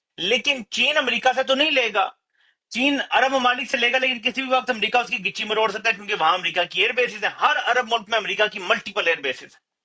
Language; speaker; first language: Urdu; native; Urdu